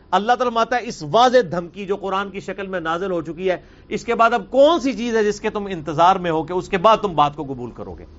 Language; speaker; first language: Urdu; non-native, local second language; Punjabi